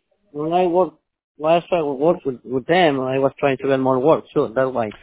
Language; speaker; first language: English; non-native, learner; Spanish